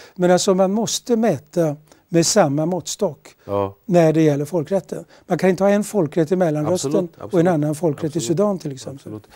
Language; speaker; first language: Swedish; native; Swedish